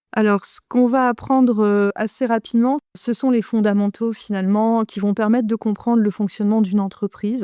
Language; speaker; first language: French; native; French